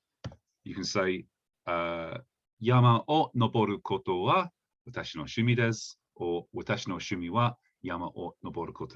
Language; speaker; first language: Japanese; non-native, learner; English